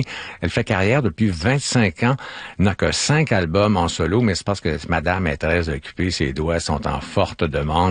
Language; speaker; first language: French; native; French